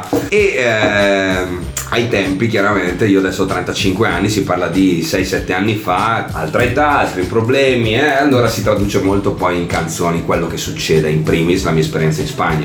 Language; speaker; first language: Italian; native; Italian